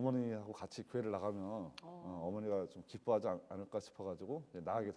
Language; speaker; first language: Korean; native; Korean